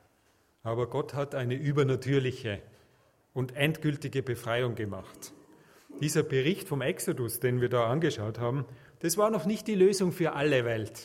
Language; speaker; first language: German; native; German